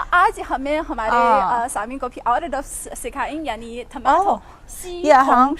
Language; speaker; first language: Urdu; non-native, fluent; Chinese